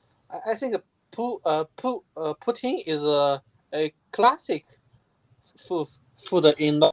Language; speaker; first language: English; non-native, learner; Chinese